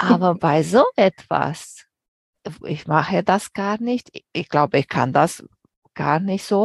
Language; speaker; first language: German; non-native, fluent; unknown